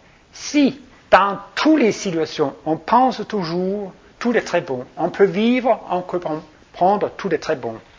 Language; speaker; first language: French; non-native, fluent; Danish